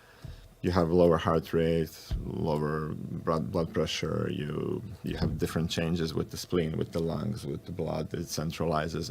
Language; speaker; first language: English; non-native, fluent; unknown